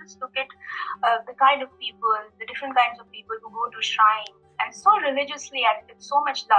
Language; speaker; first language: English; non-native, local second language; Bangla